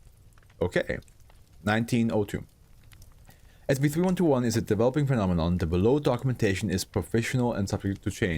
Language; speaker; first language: English; non-native, fluent; German